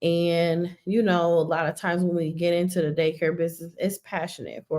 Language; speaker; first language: English; native; English